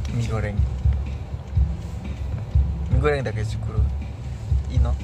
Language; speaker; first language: Japanese; non-native, learner; Indonesian